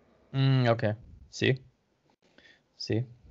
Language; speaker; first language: Spanish; non-native, learner; Danish